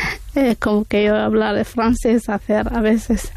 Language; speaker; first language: Spanish; non-native, learner; Arabic